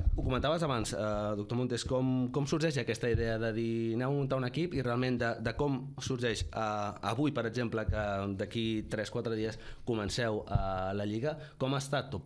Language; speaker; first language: Catalan; native; Catalan